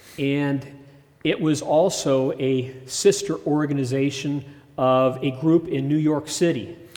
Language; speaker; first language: English; early bilingual, other home language; German